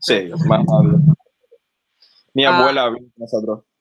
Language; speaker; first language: Spanish; early bilingual, other home language; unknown